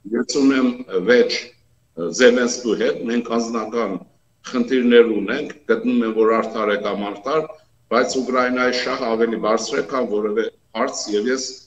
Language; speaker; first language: Armenian; native; Armenian